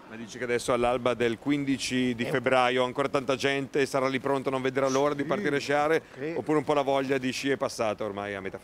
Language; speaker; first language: Italian; native; Italian